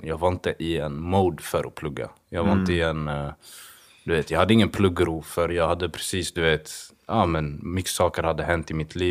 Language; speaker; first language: Swedish; early bilingual, other home language; Swahili